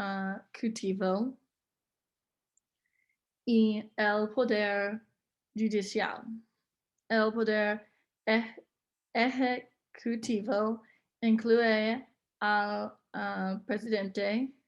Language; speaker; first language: Spanish; non-native, learner; English